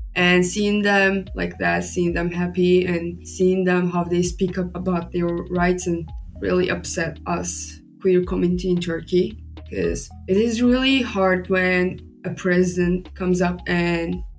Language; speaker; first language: English; non-native, fluent; Turkish